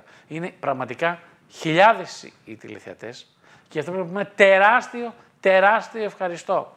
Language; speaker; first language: Greek; native; Greek